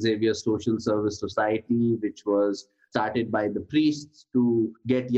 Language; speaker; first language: English; non-native, local second language; Gujarati